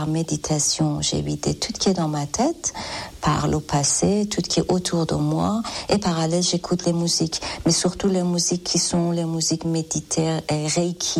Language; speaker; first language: French; non-native, fluent; Persian